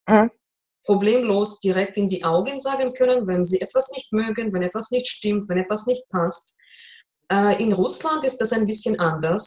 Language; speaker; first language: German; non-native, fluent; Russian